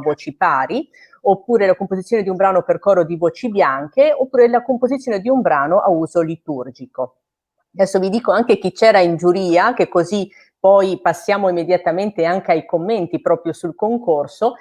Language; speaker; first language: Italian; native; Italian